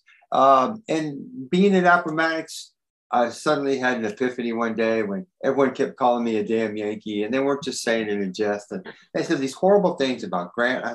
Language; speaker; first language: English; native; English